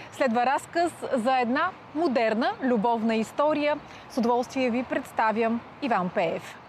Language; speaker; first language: Bulgarian; native; Bulgarian